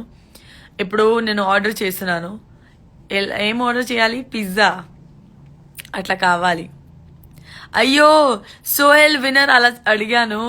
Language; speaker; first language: Telugu; non-native, learner; Gujarati